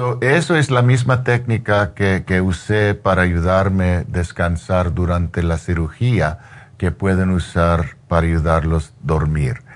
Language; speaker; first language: Spanish; non-native, learner; English